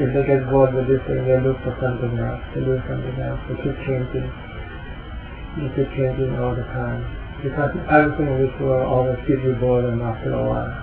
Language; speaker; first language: English; non-native, fluent; Thai